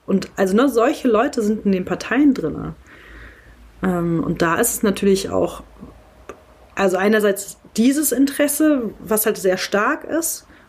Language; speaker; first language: German; early bilingual, other home language; Kurdish